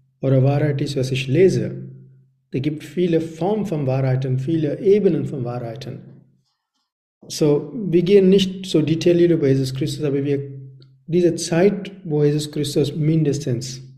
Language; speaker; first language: German; non-native, learner; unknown